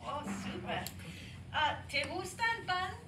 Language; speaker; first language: Spanish; non-native, fluent; English